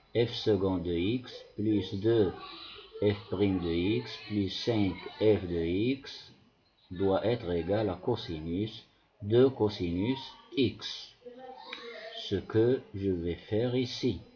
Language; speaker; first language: French; non-native, local second language; Arabic